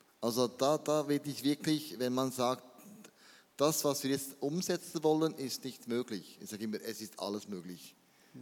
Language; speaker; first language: German; native; German